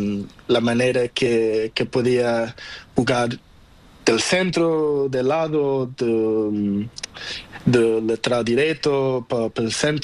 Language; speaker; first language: Spanish; non-native, learner; Portuguese